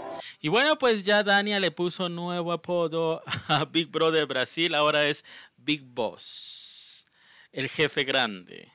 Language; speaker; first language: Spanish; native; Spanish